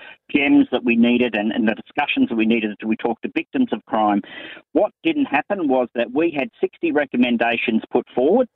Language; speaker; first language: English; native; English